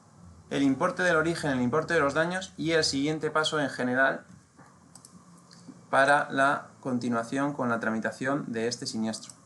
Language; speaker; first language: Spanish; native; Spanish